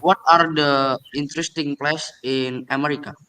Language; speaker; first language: English; non-native, learner; Indonesian